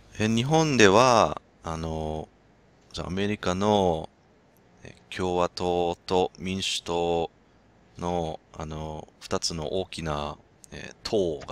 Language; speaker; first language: Japanese; non-native, learner; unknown